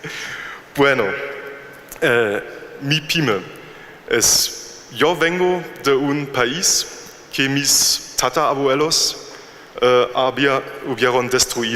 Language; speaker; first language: Spanish; non-native, learner; German